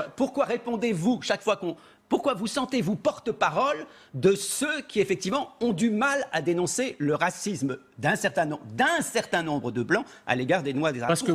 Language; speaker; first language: French; early bilingual, other home language; Polish